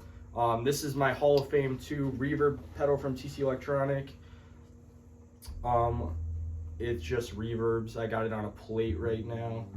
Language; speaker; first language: English; native; English